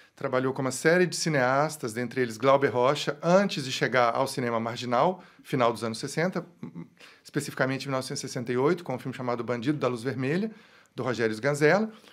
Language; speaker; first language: Portuguese; native; Portuguese